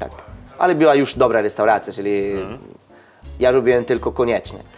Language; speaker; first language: Polish; non-native, learner; Italian